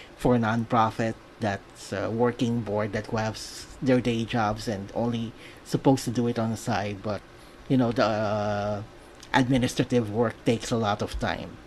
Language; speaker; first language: English; non-native, local second language; Filipino